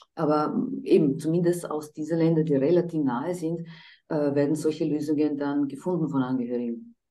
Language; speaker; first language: German; non-native, fluent; Croatian